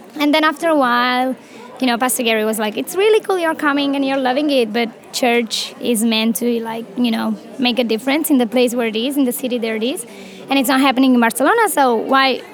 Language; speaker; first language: English; non-native, fluent; Romanian